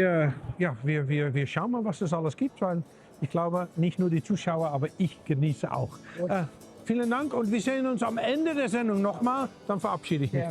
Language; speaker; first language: German; native; German